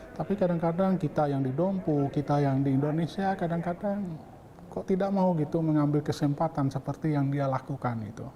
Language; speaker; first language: Indonesian; native; Indonesian